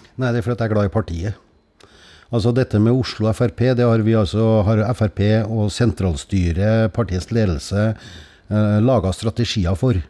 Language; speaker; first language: Norwegian; native; Norwegian